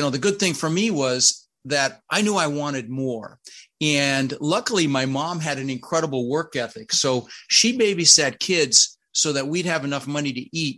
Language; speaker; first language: English; early bilingual, other home language; Dutch